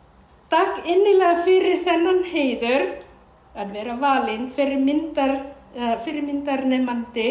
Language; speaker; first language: Icelandic; non-native, fluent; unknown